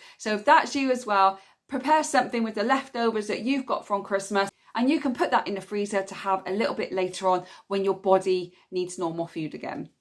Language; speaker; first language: English; native; English